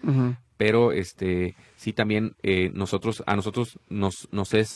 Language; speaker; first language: Spanish; native; Spanish